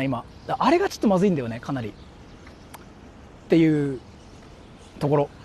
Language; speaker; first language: Japanese; native; Japanese